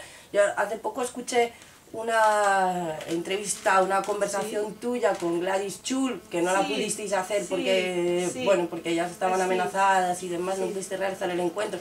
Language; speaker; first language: Spanish; native; Spanish